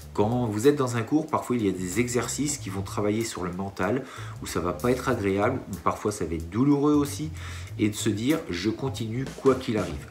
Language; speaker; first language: French; native; French